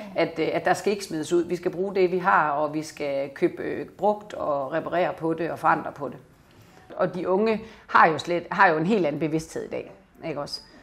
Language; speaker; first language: Danish; native; Danish